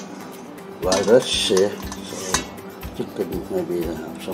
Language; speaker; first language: English; non-native, learner; Vietnamese